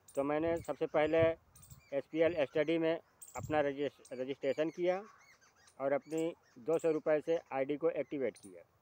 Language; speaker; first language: Hindi; native; Hindi